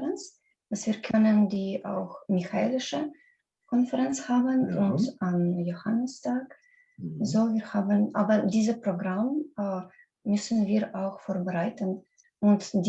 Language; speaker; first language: German; non-native, learner; Russian